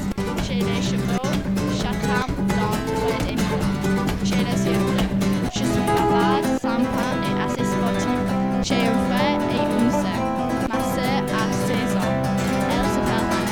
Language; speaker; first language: French; non-native, learner; English